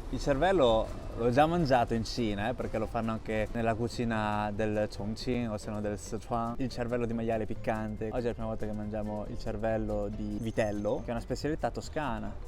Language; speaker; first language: Italian; early bilingual, other home language; Chinese